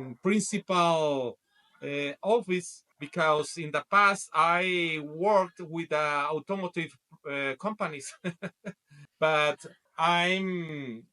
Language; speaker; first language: English; non-native, learner; Spanish